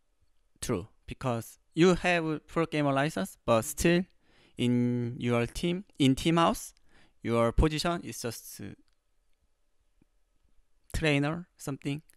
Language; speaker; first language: English; non-native, learner; Korean